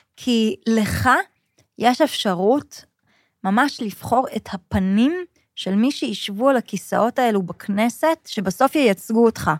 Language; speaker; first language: Hebrew; native; Hebrew